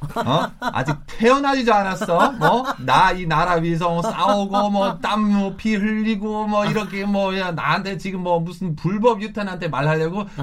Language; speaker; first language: Korean; non-native, fluent; German